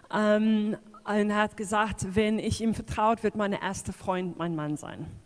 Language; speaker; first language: German; non-native, fluent; English